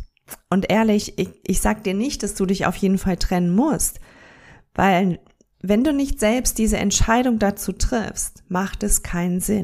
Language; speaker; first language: German; native; German